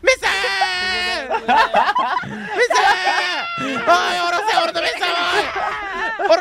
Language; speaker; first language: Japanese; native; Japanese